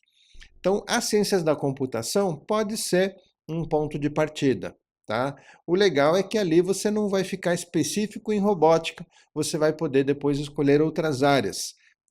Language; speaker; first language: Portuguese; native; Portuguese